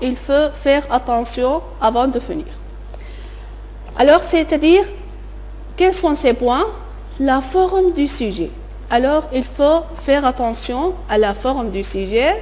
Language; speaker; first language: French; non-native, fluent; Arabic